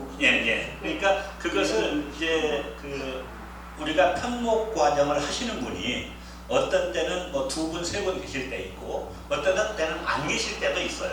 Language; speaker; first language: Korean; native; Korean